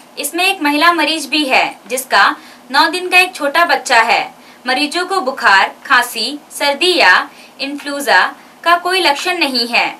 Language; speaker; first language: Hindi; native; Hindi